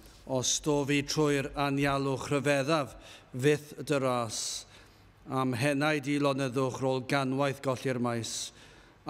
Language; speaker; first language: Welsh; native; Welsh